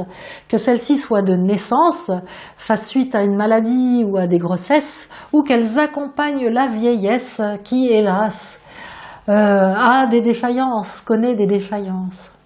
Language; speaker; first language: French; native; French